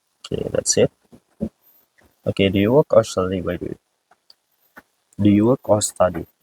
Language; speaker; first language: English; non-native, fluent; Indonesian